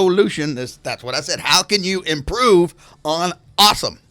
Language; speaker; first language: English; native; English